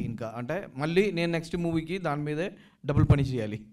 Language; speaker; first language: Telugu; non-native, learner; Malayalam